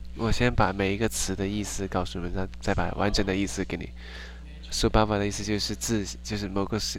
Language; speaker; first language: Chinese; non-native, learner; German